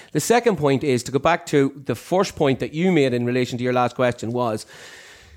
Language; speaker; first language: English; native; English